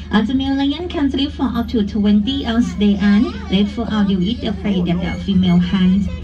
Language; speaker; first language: English; non-native, learner; Thai